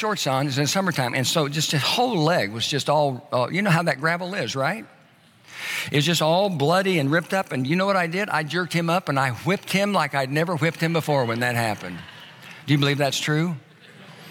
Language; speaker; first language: English; native; English